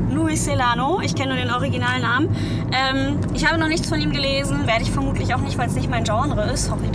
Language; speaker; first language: German; native; German